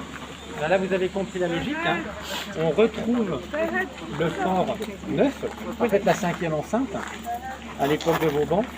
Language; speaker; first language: French; native; French